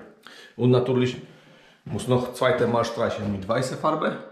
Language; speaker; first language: German; non-native, learner; Polish